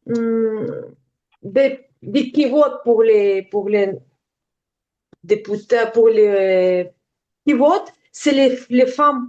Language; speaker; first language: French; non-native, learner; Ukrainian